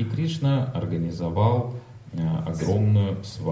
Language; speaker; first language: Russian; native; Russian